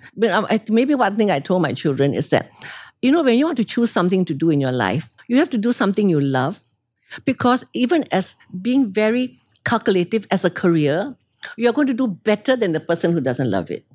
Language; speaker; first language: English; native; English